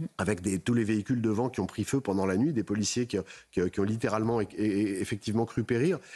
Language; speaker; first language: French; native; French